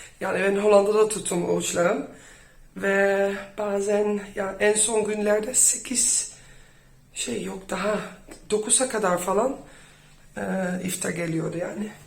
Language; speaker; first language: Turkish; non-native, fluent; Dutch